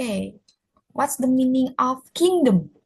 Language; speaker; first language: English; non-native, fluent; Indonesian